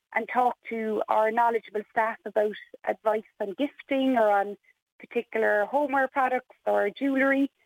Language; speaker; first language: English; native; English